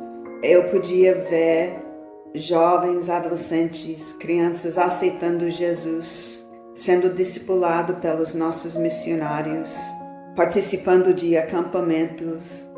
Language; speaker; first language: Portuguese; non-native, fluent; English